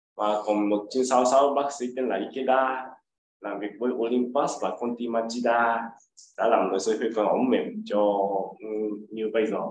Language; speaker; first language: Vietnamese; non-native, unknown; Japanese